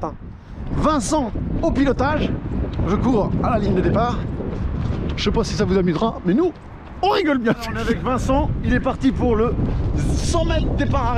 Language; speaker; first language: French; native; French